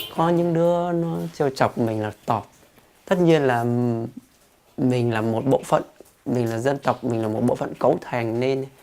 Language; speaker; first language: Vietnamese; non-native, local second language; Hmong